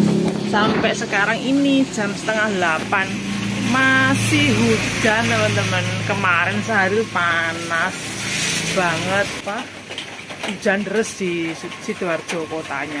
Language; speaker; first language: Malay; non-native, local second language; Javanese